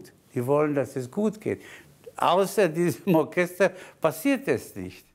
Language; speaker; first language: German; non-native, fluent; Spanish